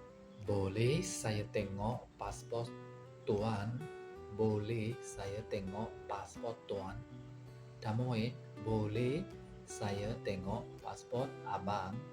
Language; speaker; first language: Indonesian; non-native, fluent; Burmese